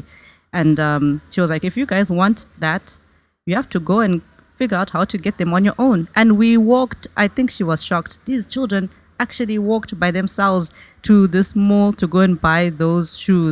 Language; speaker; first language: English; native; English